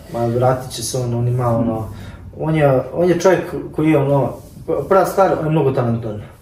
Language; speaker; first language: Serbian; early bilingual, heritage; Serbian